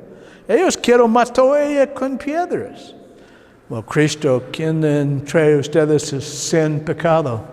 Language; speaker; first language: Spanish; non-native, learner; English